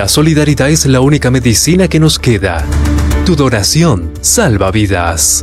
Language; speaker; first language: Spanish; native; Spanish